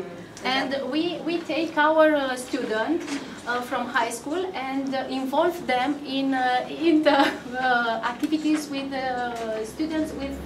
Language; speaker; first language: English; non-native, fluent; Romanian